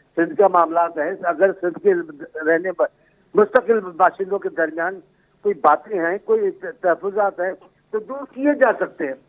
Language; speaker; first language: Urdu; non-native, local second language; Sindhi